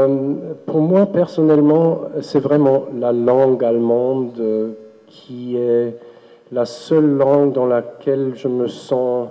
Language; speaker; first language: French; non-native, fluent; German